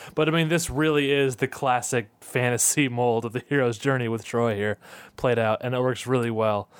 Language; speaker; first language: English; native; English